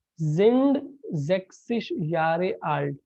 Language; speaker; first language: German; non-native, fluent; Hindi